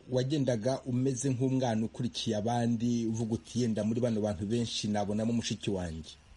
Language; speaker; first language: Kinyarwanda; native; Kinyarwanda